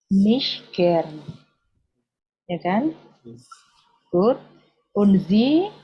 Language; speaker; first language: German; non-native, fluent; Indonesian